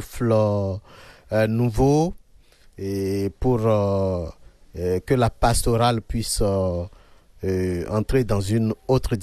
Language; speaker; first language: French; non-native, local second language; Fon